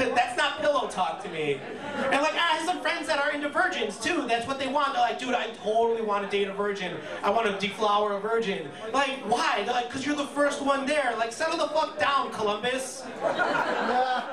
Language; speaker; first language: English; native; English